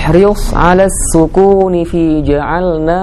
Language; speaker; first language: Arabic; non-native, fluent; Indonesian